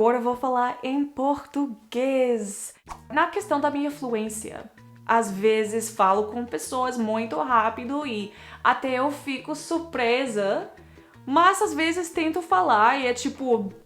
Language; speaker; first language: Portuguese; non-native, fluent; English